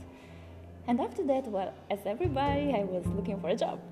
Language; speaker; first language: English; non-native, learner; Italian